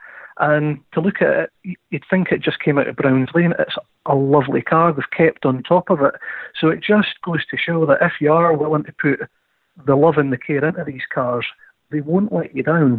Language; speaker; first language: English; native; English